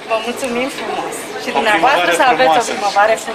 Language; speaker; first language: Romanian; native; Romanian